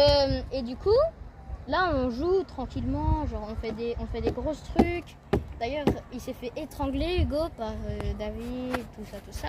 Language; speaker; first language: French; native; French